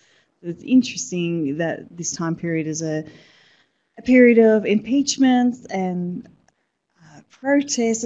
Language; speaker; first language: English; native; English